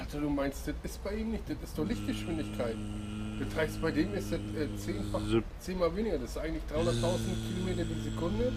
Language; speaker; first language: German; native; German